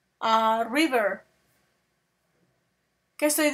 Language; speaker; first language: Spanish; native; Spanish